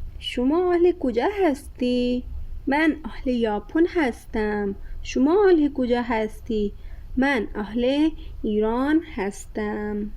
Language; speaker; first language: Persian; non-native, fluent; Urdu